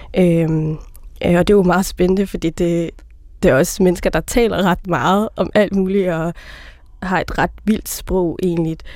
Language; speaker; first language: Danish; early bilingual, other home language; Somali